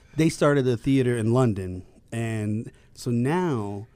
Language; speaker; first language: English; native; English